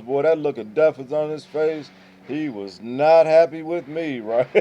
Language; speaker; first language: English; native; English